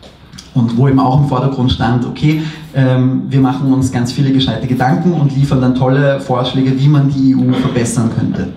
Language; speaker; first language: German; native; German